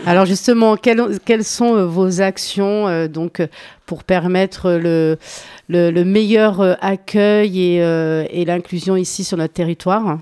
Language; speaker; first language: French; native; French